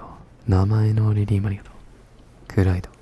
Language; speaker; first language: Japanese; non-native, fluent; English